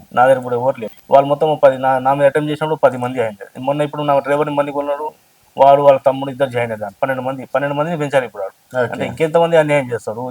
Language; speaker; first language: Telugu; non-native, local second language; Lambadi